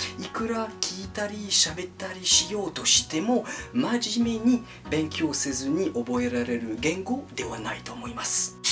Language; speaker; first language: Japanese; non-native, fluent; French